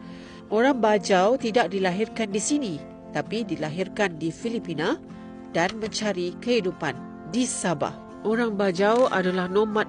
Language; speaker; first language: Malay; native; Malay